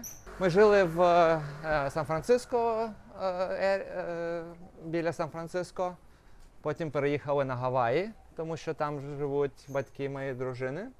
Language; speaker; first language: Ukrainian; non-native, local second language; Russian